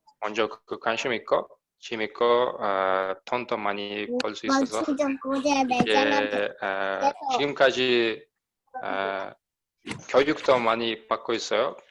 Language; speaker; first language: Korean; non-native, learner; Uzbek